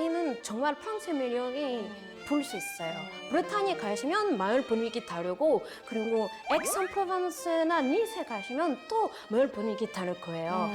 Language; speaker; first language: Korean; non-native, fluent; French